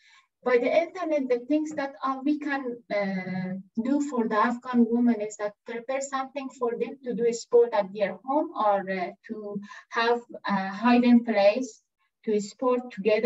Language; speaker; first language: English; non-native, learner; Persian